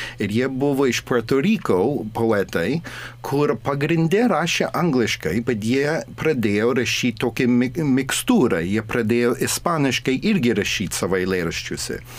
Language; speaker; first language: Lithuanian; early bilingual, heritage; English